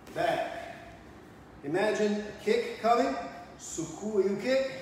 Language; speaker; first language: English; native; English